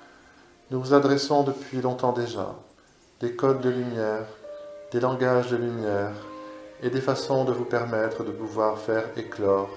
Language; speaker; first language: French; native; French